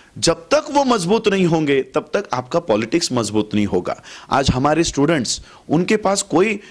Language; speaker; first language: Hindi; non-native, local second language; Marathi